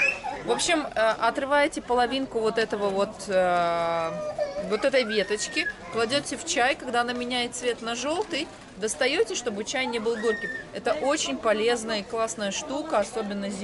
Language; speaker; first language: Russian; native; Russian